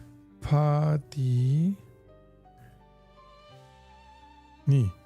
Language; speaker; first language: Japanese; non-native, learner; English